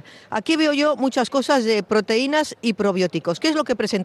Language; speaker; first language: Spanish; native; Spanish